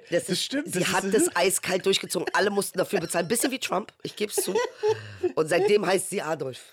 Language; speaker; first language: German; early bilingual, other home language; Turkish